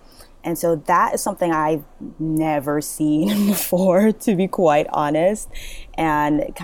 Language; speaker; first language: English; native; English